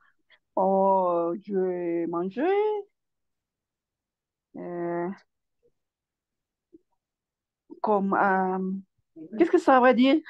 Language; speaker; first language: French; non-native, learner; Spanish